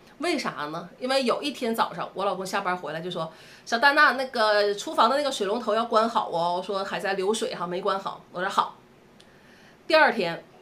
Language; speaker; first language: Chinese; native; Chinese